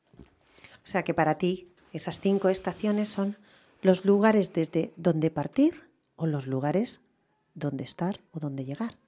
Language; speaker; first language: Spanish; native; Spanish